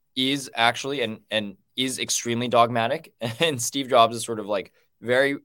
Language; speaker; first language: English; native; English